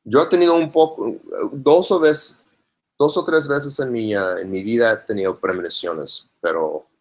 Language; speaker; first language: Spanish; non-native, learner; English